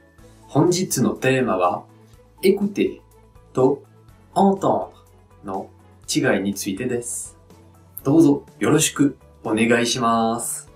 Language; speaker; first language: Japanese; non-native, fluent; French